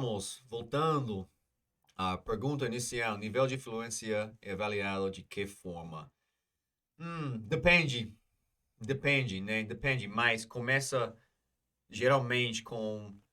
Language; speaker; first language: Portuguese; non-native, fluent; English